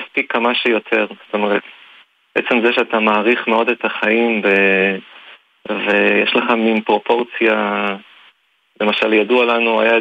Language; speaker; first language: Hebrew; native; Hebrew